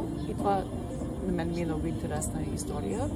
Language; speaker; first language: Bulgarian; early bilingual, heritage; Bulgarian